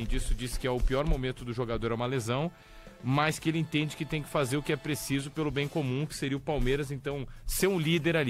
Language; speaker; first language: Portuguese; native; Portuguese